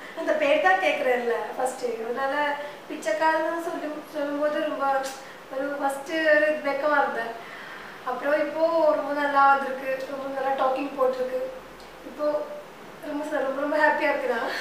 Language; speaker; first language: Tamil; non-native, learner; Malayalam